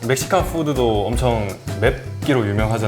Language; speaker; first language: Korean; native; Korean